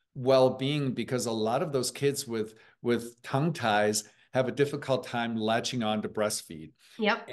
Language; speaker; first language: English; early bilingual, other home language; German